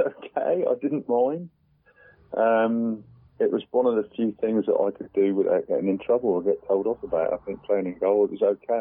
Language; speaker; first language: English; native; English